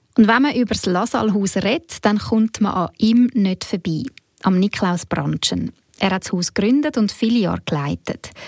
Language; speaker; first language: German; native; German